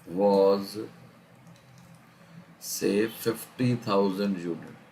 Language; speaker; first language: English; non-native, local second language; Hindi